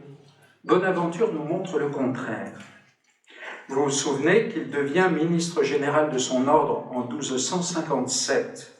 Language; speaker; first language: French; native; French